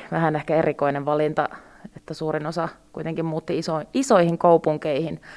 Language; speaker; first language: Finnish; early bilingual, other home language; Russian